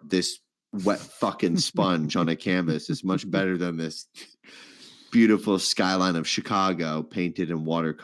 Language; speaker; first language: English; native; English